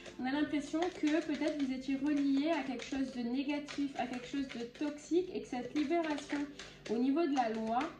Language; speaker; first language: French; native; French